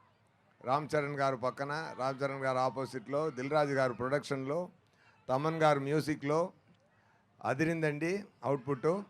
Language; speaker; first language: Telugu; non-native, learner; Tamil